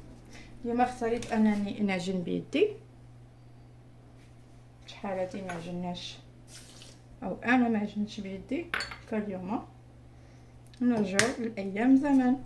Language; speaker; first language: Arabic; native; Arabic